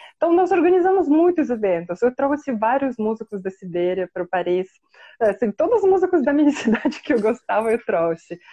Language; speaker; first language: Portuguese; non-native, fluent; Russian